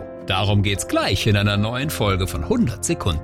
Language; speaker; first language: German; native; German